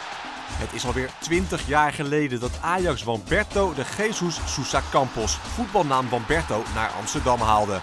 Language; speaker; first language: Dutch; native; Dutch